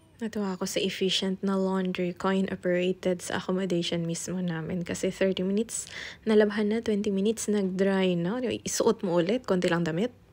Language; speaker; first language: Filipino; non-native, local second language; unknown